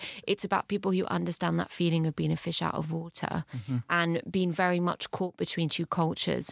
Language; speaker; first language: English; early bilingual, heritage; English